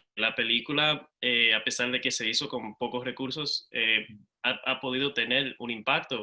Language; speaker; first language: Spanish; early bilingual, other home language; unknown